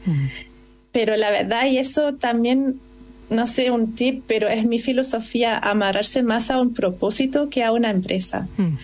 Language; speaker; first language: Spanish; non-native, fluent; German